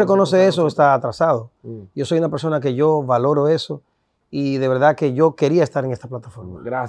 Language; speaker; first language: Spanish; native; Spanish